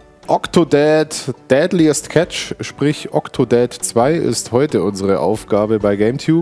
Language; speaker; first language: German; native; German